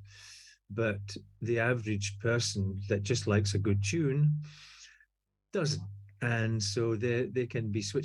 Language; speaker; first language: English; native; English